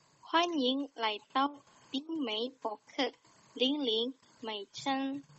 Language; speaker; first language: Chinese; non-native, learner; Indonesian